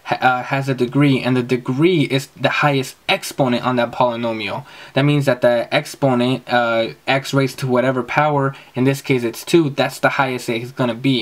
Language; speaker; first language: English; native; English